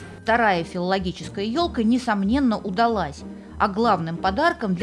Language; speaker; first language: Russian; native; Russian